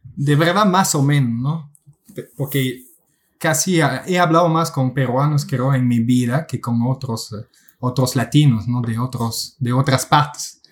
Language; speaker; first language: Spanish; non-native, fluent; French